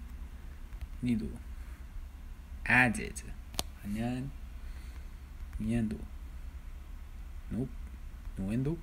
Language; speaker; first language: Spanish; non-native, learner; English